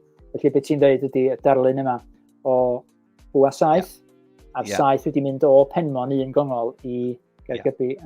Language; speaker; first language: Welsh; native; Welsh